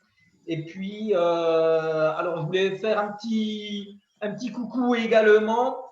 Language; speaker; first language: French; native; French